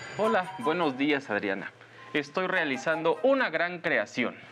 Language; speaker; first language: Spanish; native; Spanish